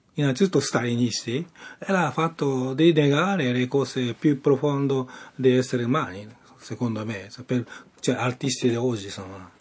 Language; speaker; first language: Italian; non-native, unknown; Japanese